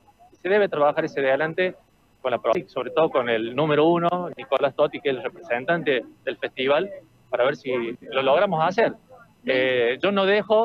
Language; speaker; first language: Spanish; native; Spanish